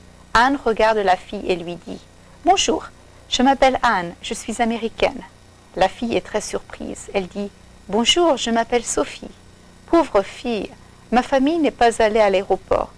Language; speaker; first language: French; non-native, fluent; English